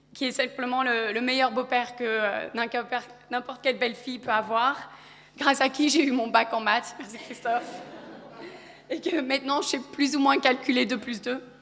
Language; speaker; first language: French; early bilingual, other home language; Polish